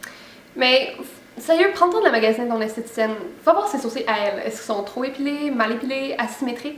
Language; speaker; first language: French; native; French